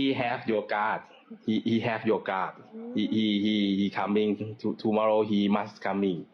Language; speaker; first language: English; non-native, learner; Thai